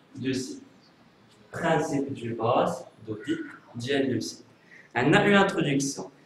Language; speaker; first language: French; non-native, local second language; Arabic